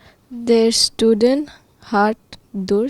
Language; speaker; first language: German; non-native, learner; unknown